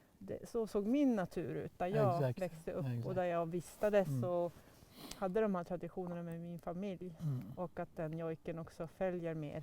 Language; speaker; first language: Swedish; native; Swedish